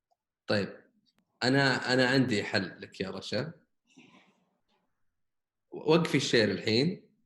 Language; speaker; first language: Arabic; native; Arabic